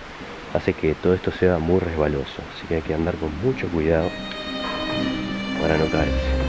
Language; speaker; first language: Spanish; native; Spanish